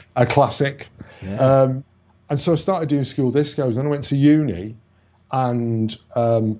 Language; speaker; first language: English; native; English